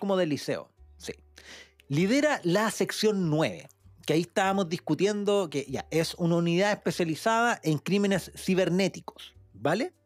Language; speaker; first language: Spanish; native; Spanish